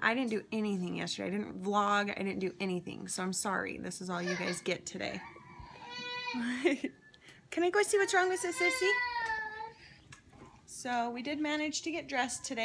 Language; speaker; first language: English; native; English